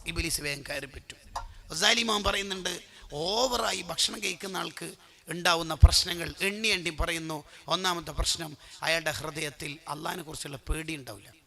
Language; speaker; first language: Malayalam; native; Malayalam